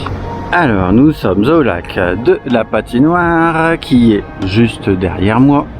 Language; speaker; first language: French; native; French